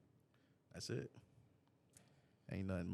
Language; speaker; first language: English; native; English